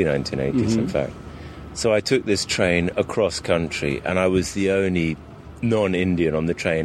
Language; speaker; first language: English; native; English